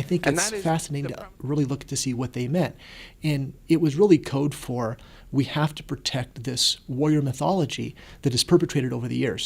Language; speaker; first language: English; native; English